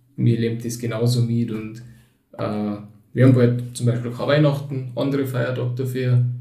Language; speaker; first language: German; early bilingual, other home language; Turkish